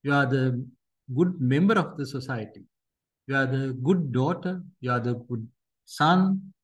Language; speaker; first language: English; non-native, local second language; Sinhala